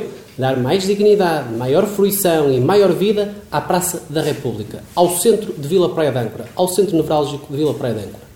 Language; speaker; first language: Portuguese; native; Portuguese